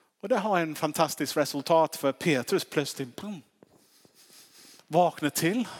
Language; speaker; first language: Swedish; non-native, fluent; English